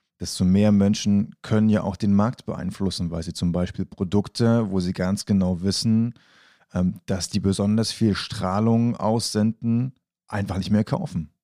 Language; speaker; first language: German; native; German